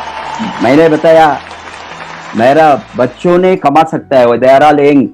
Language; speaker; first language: Hindi; non-native, local second language; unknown